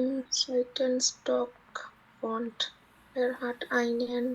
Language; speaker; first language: German; non-native, learner; Bangla